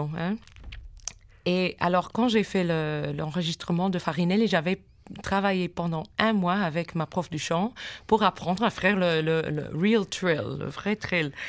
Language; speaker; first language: French; non-native, fluent; English